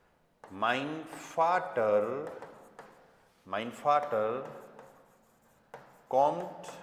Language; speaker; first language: German; non-native, fluent; Hindi